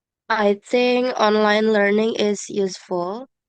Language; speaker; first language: English; non-native, learner; Indonesian